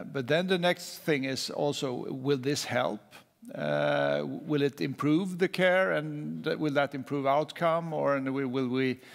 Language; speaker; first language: English; non-native, fluent; Swedish